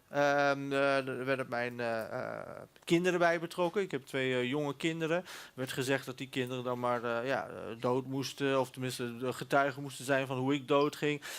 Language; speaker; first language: Dutch; early bilingual, other home language; Turkish